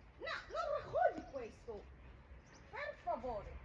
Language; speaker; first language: Italian; non-native, learner; Filipino